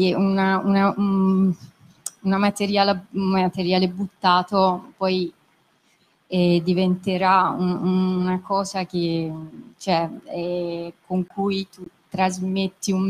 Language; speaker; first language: Italian; non-native, fluent; Persian